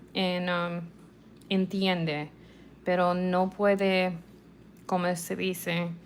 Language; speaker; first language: Spanish; non-native, learner; English